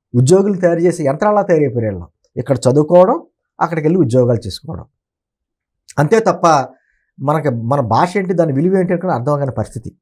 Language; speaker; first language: Telugu; native; Telugu